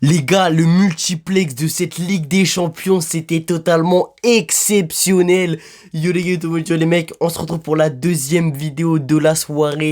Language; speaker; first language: French; native; French